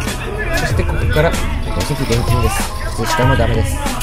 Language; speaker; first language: Japanese; native; Japanese